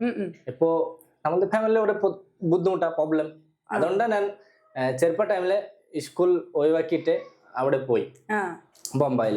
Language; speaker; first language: Malayalam; non-native, local second language; Bangla